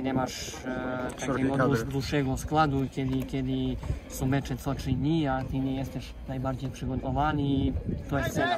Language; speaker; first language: Polish; non-native, fluent; Serbian